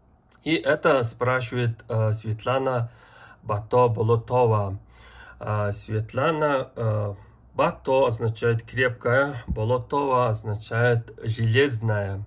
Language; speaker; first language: Russian; non-native, learner; Mongolian